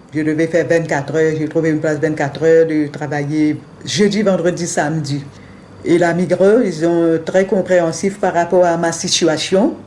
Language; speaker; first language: French; non-native, local second language; Morisyen